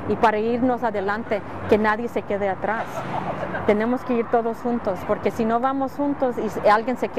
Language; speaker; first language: Spanish; early bilingual, other home language; English